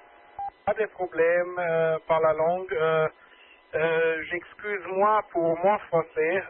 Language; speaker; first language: French; non-native, learner; German